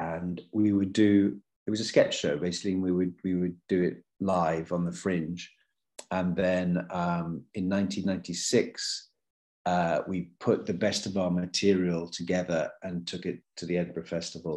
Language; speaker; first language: English; native; English